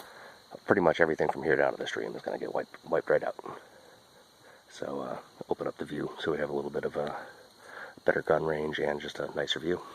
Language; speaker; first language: English; native; English